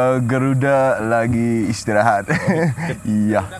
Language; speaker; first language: Indonesian; non-native, learner; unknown